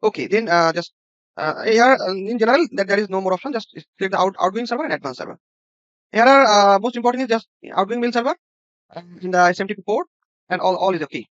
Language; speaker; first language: English; non-native, local second language; Bangla